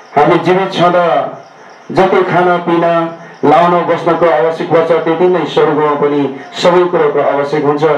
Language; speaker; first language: Nepali; non-native, local second language; Gurung